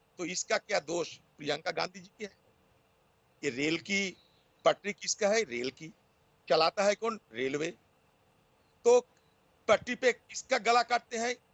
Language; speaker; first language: Hindi; non-native, local second language; Bangla